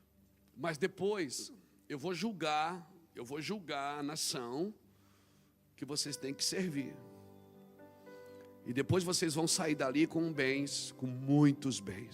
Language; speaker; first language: Portuguese; native; Portuguese